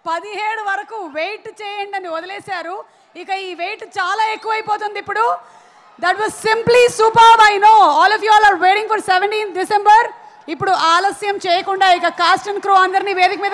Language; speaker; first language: Telugu; native; Telugu